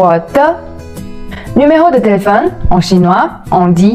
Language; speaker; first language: French; non-native, fluent; Chinese